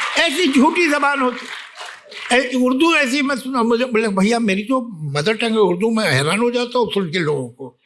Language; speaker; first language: Urdu; native; Urdu